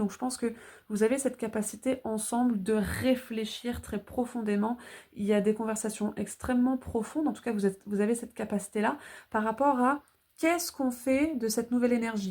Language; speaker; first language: French; native; French